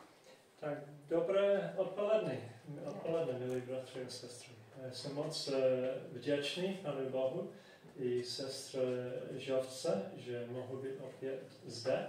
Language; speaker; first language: Czech; non-native, fluent; English